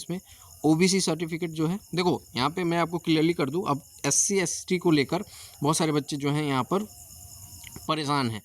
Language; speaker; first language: Hindi; native; Hindi